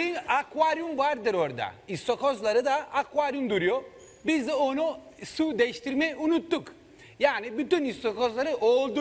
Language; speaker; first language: Turkish; non-native, fluent; Italian